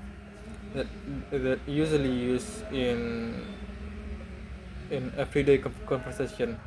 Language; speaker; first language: English; non-native, learner; Indonesian